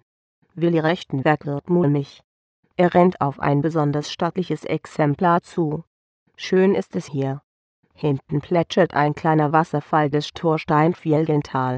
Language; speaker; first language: German; native; German